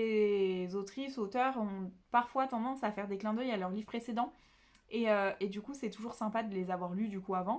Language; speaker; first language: French; native; French